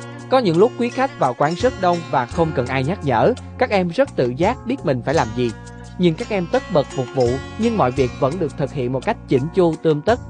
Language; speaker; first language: Vietnamese; native; Vietnamese